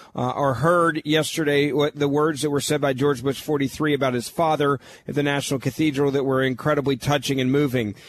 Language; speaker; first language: English; native; English